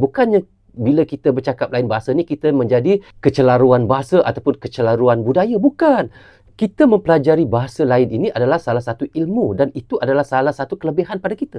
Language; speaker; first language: Malay; native; Malay